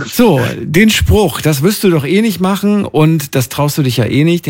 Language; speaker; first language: German; native; German